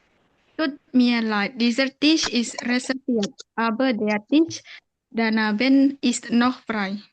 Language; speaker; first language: German; non-native, learner; Indonesian